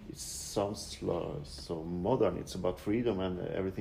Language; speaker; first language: English; non-native, fluent; Norwegian